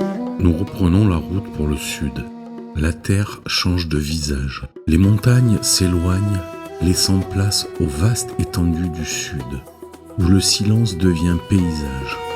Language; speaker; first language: French; native; French